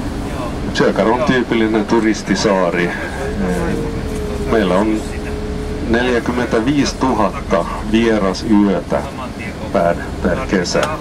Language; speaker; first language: Finnish; non-native, local second language; Swedish